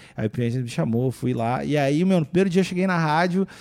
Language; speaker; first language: Portuguese; native; Portuguese